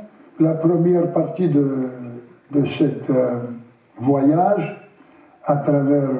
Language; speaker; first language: French; non-native, learner; Russian